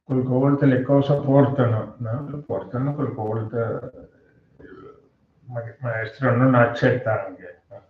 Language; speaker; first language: Italian; non-native, learner; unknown